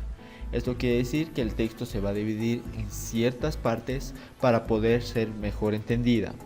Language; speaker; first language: Spanish; native; Spanish